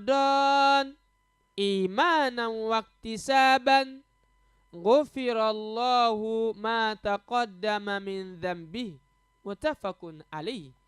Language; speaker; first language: Arabic; non-native, fluent; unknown